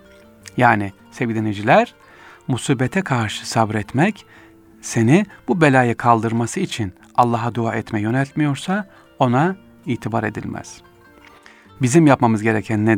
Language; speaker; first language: Turkish; native; Turkish